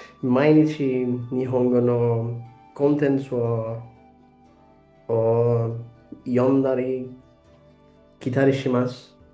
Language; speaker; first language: Japanese; non-native, learner; English